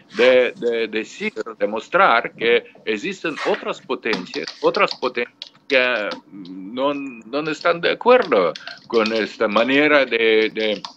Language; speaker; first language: Spanish; non-native, fluent; Russian